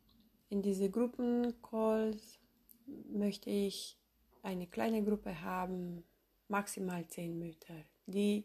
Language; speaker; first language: German; non-native, fluent; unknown